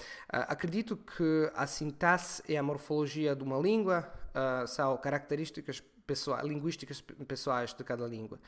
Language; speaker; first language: Portuguese; non-native, fluent; Italian